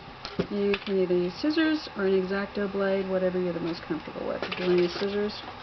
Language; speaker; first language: English; native; English